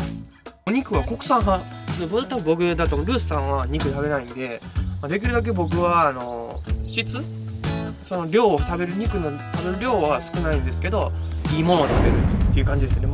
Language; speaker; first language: Japanese; native; Japanese